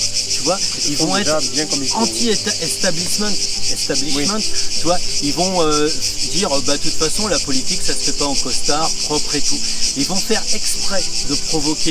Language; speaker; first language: French; native; French